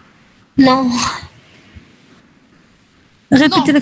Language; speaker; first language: French; non-native, local second language; Arabic